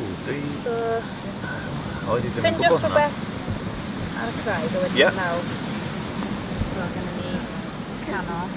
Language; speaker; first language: Welsh; non-native, fluent; English